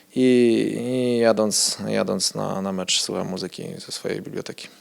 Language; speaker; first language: Polish; native; Polish